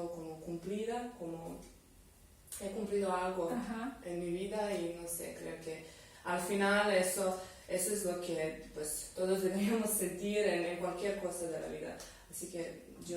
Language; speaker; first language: Spanish; non-native, fluent; Serbian